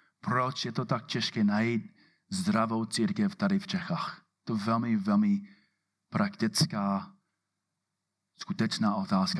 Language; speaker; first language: Czech; non-native, fluent; English